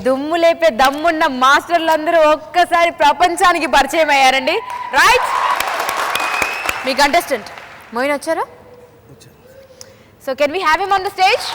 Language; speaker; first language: Telugu; native; Telugu